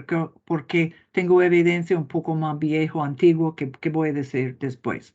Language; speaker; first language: Spanish; non-native, fluent; English